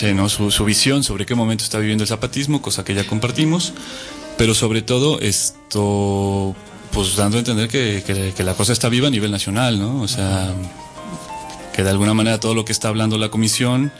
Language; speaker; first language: Spanish; native; Spanish